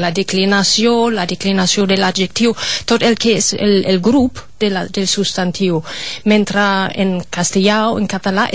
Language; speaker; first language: Catalan; non-native, fluent; German